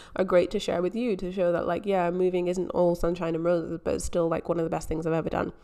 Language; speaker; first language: English; native; English